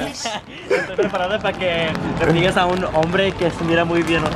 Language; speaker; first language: Spanish; native; Spanish